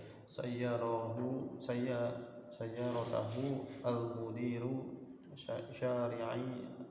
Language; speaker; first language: Arabic; non-native, learner; Indonesian